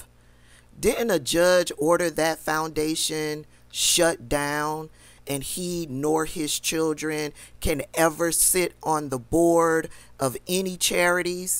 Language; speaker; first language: English; native; English